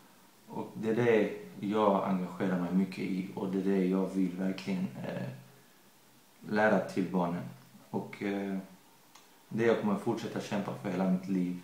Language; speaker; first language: Swedish; early bilingual, other home language; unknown